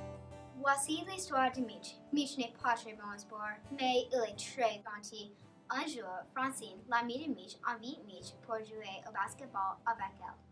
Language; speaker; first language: French; non-native, learner; English